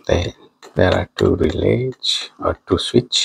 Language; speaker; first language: English; non-native, fluent; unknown